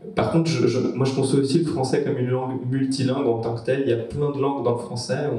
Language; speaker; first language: French; native; French